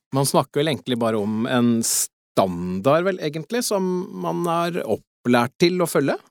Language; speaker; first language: Norwegian; native; Norwegian